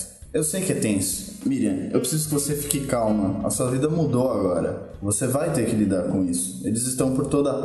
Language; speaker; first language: Portuguese; native; Portuguese